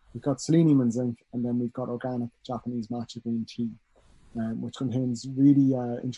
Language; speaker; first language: English; native; English